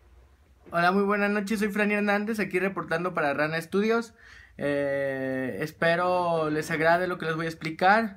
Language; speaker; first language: Spanish; native; Spanish